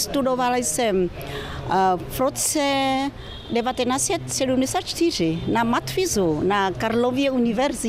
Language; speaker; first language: Czech; non-native, fluent; Vietnamese